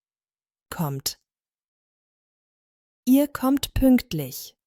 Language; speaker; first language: German; non-native, fluent; Croatian